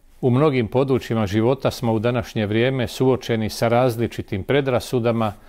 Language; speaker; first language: Croatian; native; Croatian